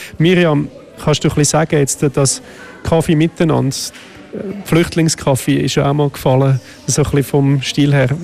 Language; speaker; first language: German; native; German